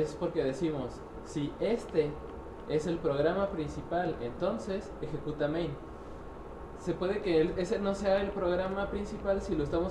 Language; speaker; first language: Spanish; native; Spanish